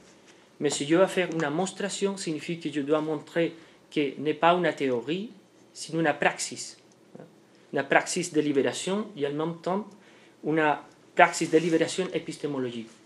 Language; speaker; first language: French; non-native, fluent; Spanish